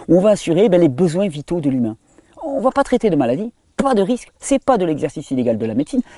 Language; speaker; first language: French; native; French